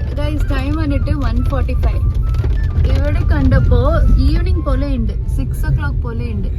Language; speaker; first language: Malayalam; non-native, local second language; Kannada